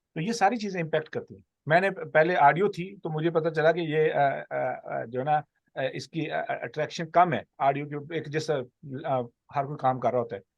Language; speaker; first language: Urdu; non-native, local second language; Punjabi